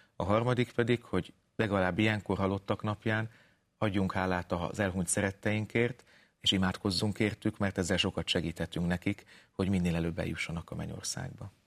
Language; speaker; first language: Hungarian; native; Hungarian